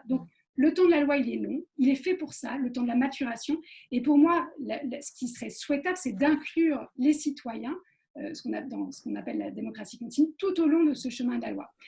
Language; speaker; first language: French; native; French